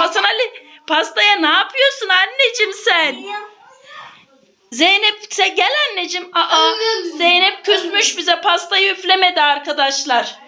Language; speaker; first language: Turkish; native; Turkish